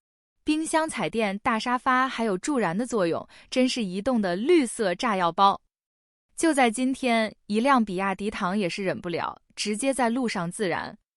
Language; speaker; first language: Chinese; native; Chinese